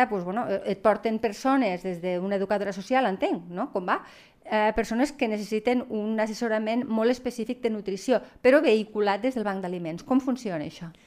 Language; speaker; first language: Catalan; native; Catalan